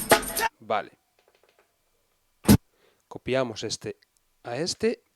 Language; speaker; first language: Spanish; non-native, fluent; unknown